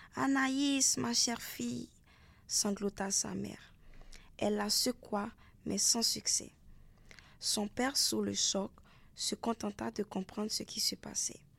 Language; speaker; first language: French; non-native, local second language; Haitian Creole